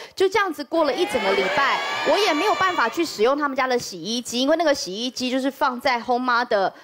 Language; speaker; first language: Chinese; native; Chinese